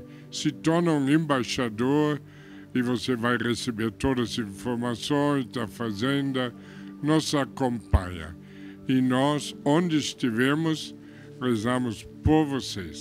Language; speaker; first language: Portuguese; non-native, fluent; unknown